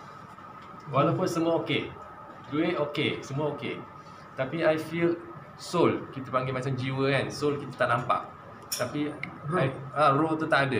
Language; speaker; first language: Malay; non-native, local second language; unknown